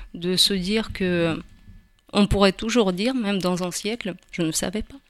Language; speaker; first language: French; non-native, fluent; Ukrainian